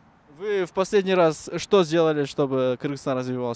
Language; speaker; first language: Russian; non-native, local second language; Kyrgyz